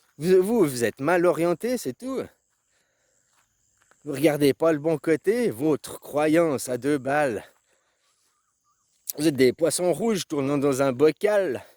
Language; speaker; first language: French; native; French